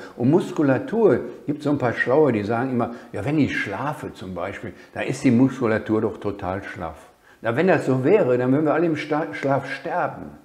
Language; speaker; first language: German; native; German